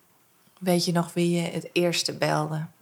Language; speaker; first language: Dutch; native; Dutch